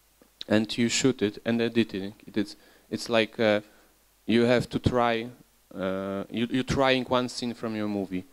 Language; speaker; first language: English; non-native, learner; Polish